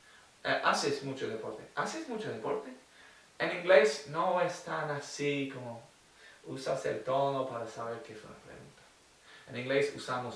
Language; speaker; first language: Spanish; non-native, learner; English